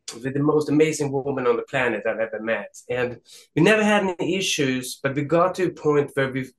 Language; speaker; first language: English; non-native, fluent; Swedish